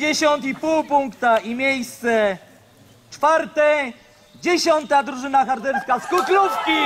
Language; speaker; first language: Polish; native; Polish